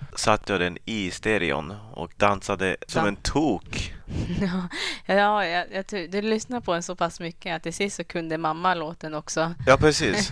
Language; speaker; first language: Swedish; early bilingual, other home language; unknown